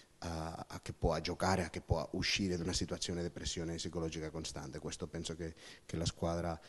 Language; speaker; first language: Italian; non-native, fluent; Spanish